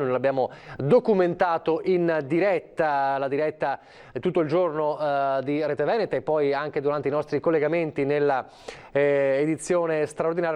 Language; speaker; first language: Italian; native; Italian